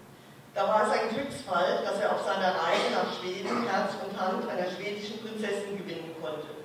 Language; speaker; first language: German; native; German